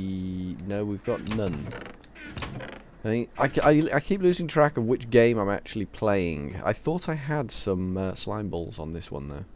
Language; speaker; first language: English; native; English